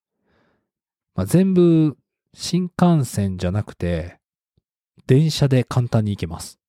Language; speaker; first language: Japanese; non-native, fluent; English